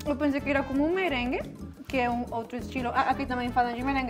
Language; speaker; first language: Portuguese; non-native, fluent; Spanish